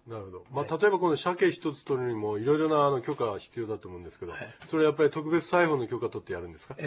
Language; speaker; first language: Japanese; native; Japanese